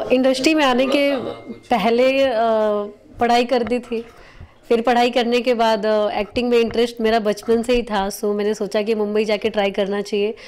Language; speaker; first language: Hindi; non-native, local second language; Bhojpuri